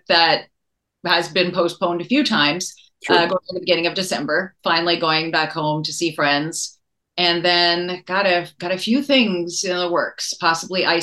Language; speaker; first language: English; native; English